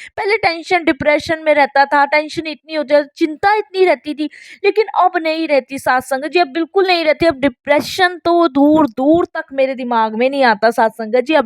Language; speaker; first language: Hindi; native; Hindi